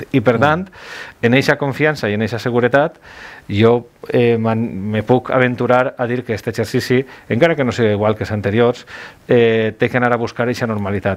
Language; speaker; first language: Catalan; native; Catalan